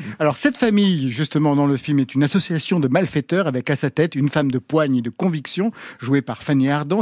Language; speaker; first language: French; native; French